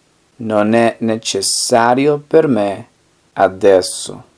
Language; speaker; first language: Italian; non-native, fluent; Spanish